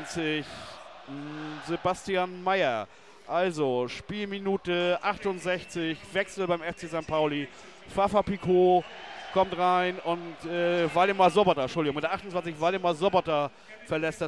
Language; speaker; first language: German; native; German